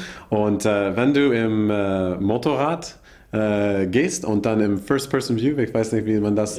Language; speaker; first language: German; non-native, learner; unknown